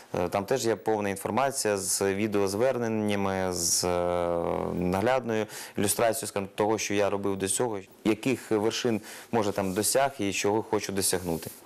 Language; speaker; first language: Ukrainian; non-native, local second language; Russian